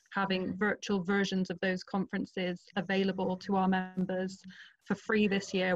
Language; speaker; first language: English; non-native, fluent; Portuguese